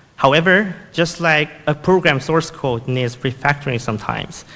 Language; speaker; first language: English; non-native, fluent; Korean